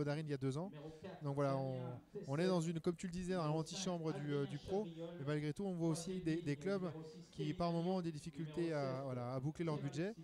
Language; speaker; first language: French; native; French